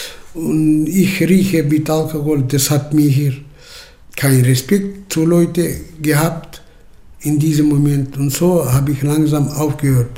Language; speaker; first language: German; early bilingual, heritage; German